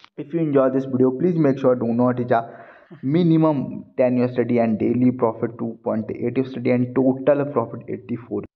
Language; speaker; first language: English; non-native, learner; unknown